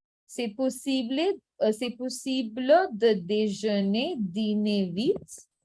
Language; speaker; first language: French; non-native, fluent; Hindi